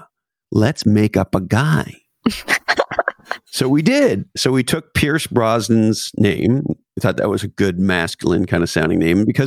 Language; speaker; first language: English; native; English